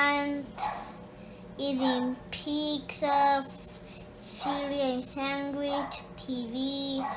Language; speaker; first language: English; early bilingual, other home language; Spanish